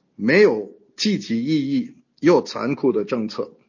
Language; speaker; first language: Chinese; non-native, fluent; French